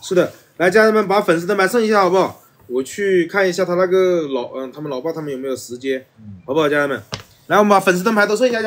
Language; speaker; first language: Chinese; native; Chinese